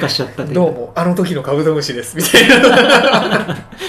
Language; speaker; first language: Japanese; native; Japanese